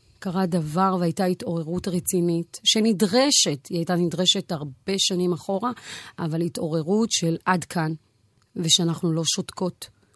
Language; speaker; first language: Hebrew; early bilingual, other home language; Amharic